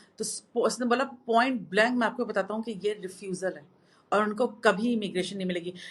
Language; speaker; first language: Urdu; native; Urdu